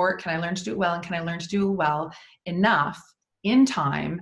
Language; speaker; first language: English; native; English